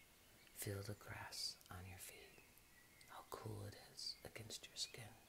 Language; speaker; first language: English; native; English